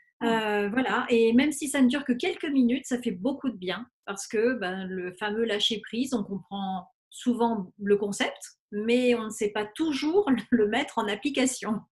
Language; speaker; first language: French; native; French